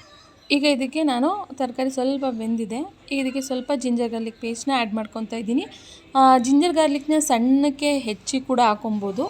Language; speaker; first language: Kannada; native; Kannada